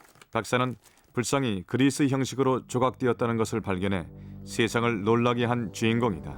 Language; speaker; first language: Korean; native; Korean